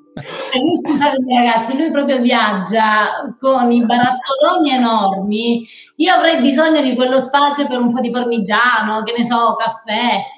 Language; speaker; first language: Italian; native; Italian